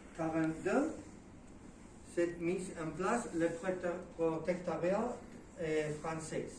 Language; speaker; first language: French; non-native, learner; Spanish